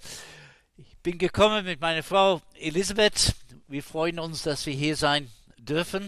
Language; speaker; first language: German; non-native, fluent; English